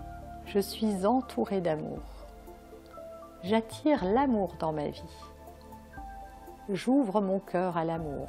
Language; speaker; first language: French; native; French